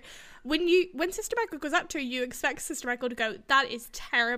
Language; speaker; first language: English; native; English